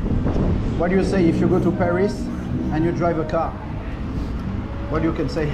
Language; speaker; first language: English; non-native, learner; French